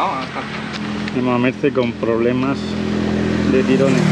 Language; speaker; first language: Spanish; native; Spanish